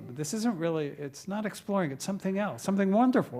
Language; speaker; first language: English; native; English